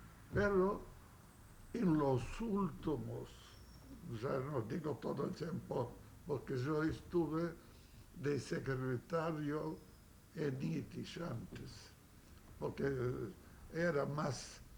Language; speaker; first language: Spanish; non-native, fluent; Yiddish